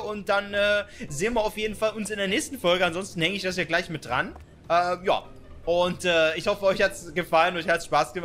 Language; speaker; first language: German; native; German